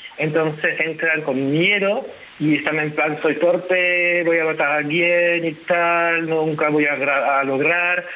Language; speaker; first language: Spanish; non-native, fluent; French